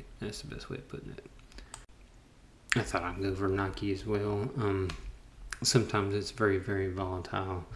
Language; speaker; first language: English; native; English